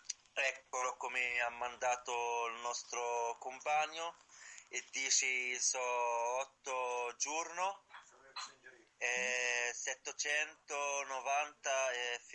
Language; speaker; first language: Italian; non-native, learner; Arabic